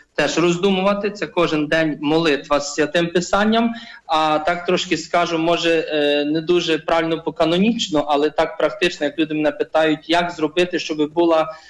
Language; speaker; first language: Ukrainian; non-native, fluent; Polish